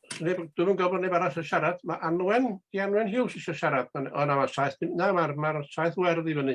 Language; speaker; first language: Welsh; native; Welsh